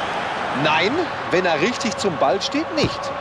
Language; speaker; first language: German; native; German